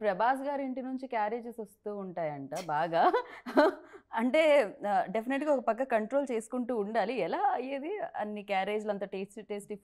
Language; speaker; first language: Telugu; native; Telugu